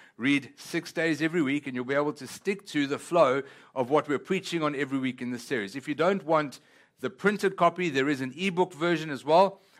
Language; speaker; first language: English; non-native, local second language; Italian